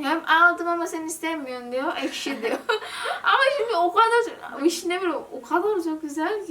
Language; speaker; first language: Turkish; non-native, learner; Indonesian